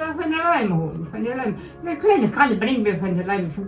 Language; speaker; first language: German; native; German